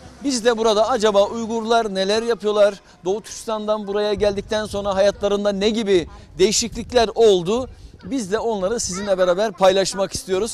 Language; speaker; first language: Turkish; native; Turkish